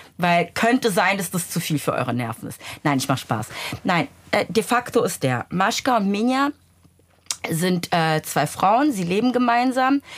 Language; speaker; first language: German; native; German